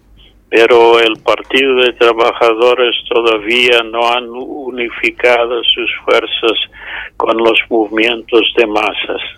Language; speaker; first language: Spanish; non-native, fluent; English